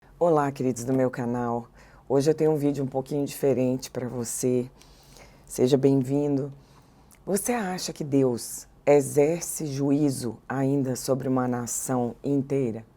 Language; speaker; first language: Portuguese; native; Portuguese